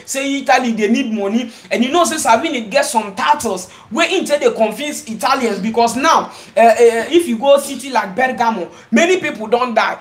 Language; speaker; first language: English; non-native, local second language; Igbo